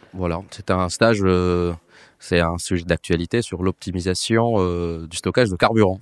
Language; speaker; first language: French; non-native, local second language; Arabic